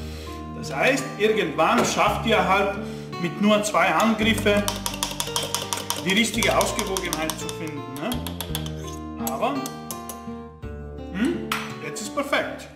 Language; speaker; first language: German; non-native, fluent; Italian